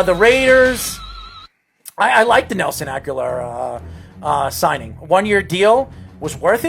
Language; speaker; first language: English; native; English